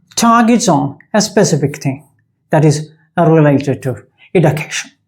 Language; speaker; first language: English; non-native, local second language; Malayalam